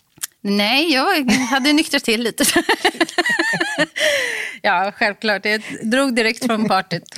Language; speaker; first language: Swedish; native; Swedish